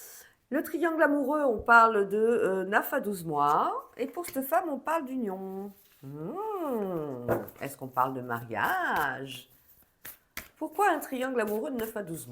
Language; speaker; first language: French; native; French